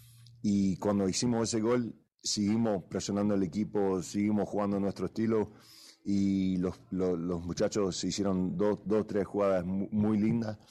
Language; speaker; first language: Spanish; early bilingual, heritage; English